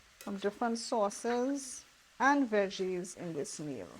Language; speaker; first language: English; native; English